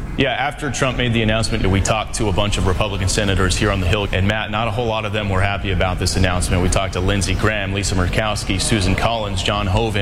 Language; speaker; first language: English; native; English